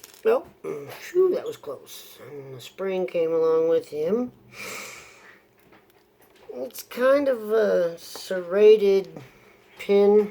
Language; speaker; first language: English; native; English